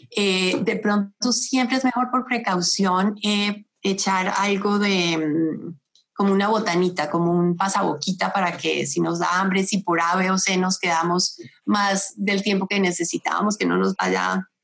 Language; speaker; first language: Spanish; native; Spanish